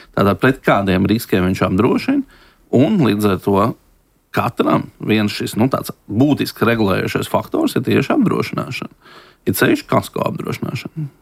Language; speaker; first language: Latvian; native; Latvian